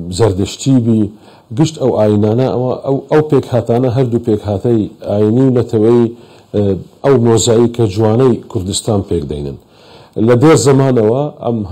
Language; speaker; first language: Central Kurdish; non-native, local second language; Assyrian Neo-Aramaic